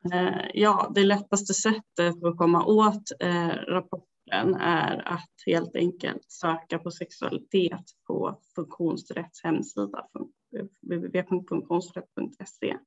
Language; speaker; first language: Swedish; native; Swedish